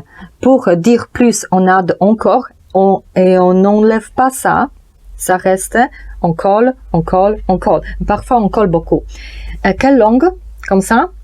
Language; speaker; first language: French; non-native, learner; Polish